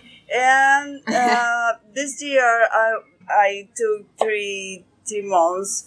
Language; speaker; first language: English; non-native, learner; Spanish